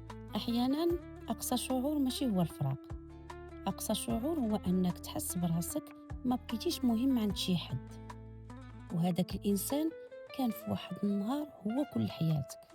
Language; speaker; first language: Arabic; native; Arabic